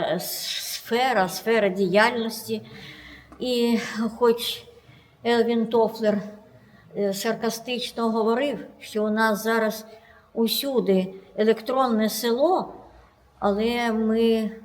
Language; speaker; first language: Ukrainian; non-native, local second language; Russian